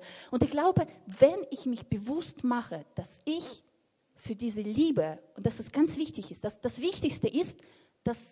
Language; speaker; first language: German; non-native, fluent; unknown